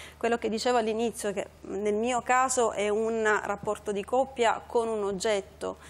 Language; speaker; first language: Italian; non-native, fluent; Dutch